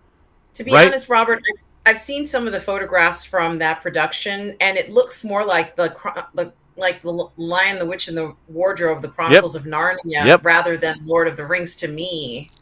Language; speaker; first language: English; native; English